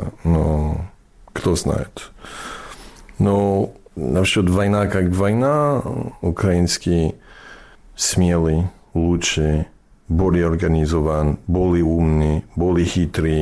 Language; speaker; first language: Russian; non-native, fluent; English